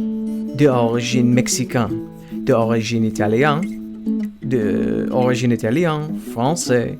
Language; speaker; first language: French; non-native, learner; English